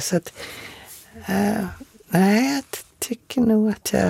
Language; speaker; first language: Swedish; native; Swedish